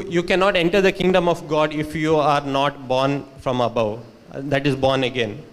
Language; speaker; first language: English; non-native, local second language; Kannada